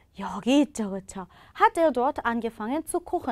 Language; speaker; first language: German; non-native, fluent; Korean